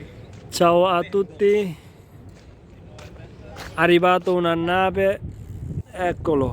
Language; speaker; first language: Italian; non-native, learner; Bangla